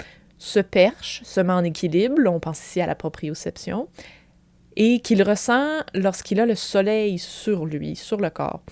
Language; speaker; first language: French; native; French